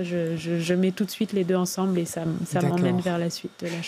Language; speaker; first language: French; native; French